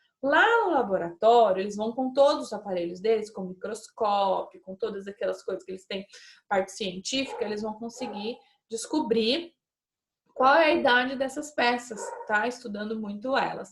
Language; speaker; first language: Portuguese; native; Portuguese